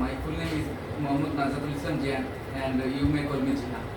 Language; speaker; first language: English; non-native, learner; Bangla